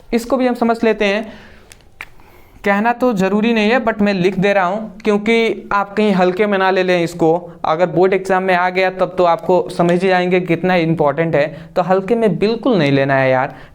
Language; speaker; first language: Hindi; native; Hindi